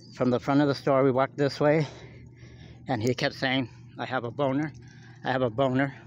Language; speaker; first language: English; native; English